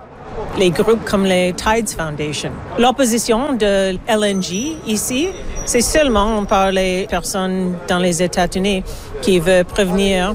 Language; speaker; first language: French; non-native, learner; English